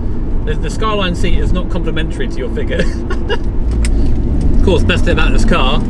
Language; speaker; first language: English; native; English